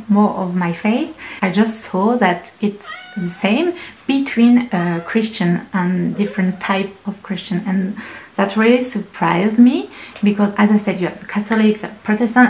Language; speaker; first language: English; non-native, fluent; French